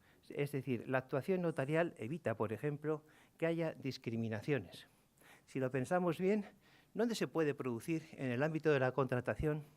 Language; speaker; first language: Spanish; native; Spanish